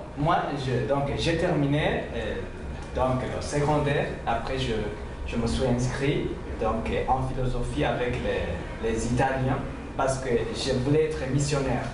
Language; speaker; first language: French; non-native, local second language; Rundi